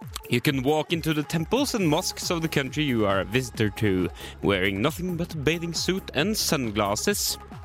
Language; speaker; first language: English; non-native, fluent; Norwegian